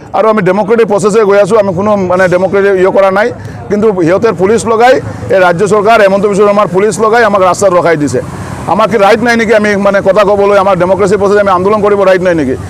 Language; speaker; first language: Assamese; non-native, local second language; Bangla